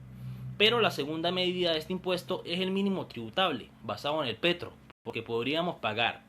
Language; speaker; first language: Spanish; native; Spanish